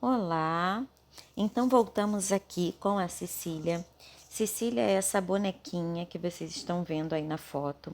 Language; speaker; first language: Portuguese; native; Portuguese